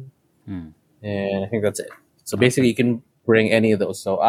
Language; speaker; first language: English; non-native, local second language; Cebuano